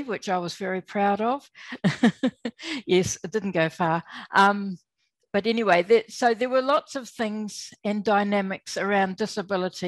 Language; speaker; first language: English; native; English